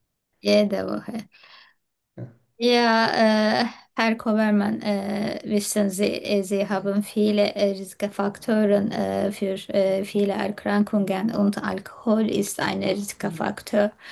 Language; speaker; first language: German; non-native, fluent; Turkish